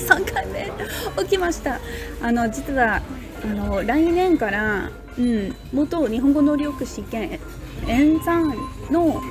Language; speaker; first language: Japanese; non-native, learner; English